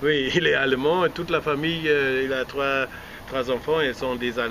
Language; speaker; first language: French; non-native, fluent; German